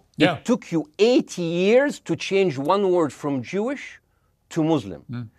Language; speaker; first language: English; non-native, fluent; Arabic